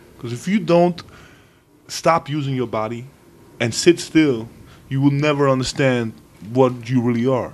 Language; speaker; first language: English; non-native, fluent; German